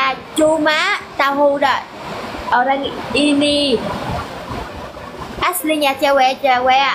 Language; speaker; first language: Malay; non-native, fluent; Vietnamese